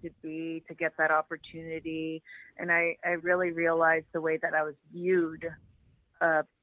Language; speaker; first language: English; native; English